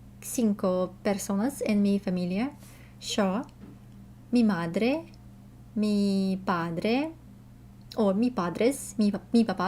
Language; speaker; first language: Spanish; non-native, learner; Russian